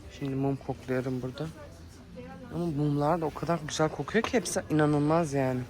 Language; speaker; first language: Turkish; early bilingual, heritage; Turkish